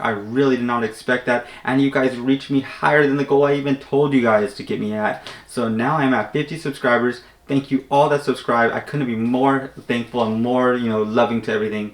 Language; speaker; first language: English; native; English